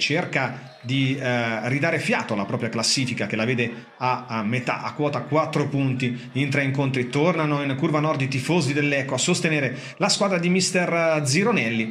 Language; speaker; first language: Italian; native; Italian